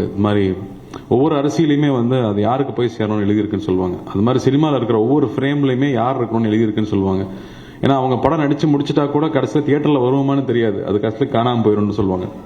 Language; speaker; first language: Tamil; native; Tamil